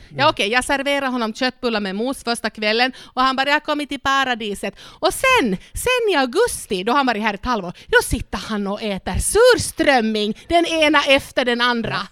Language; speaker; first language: Swedish; non-native, local second language; Spanish